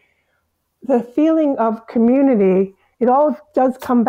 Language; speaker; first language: English; native; English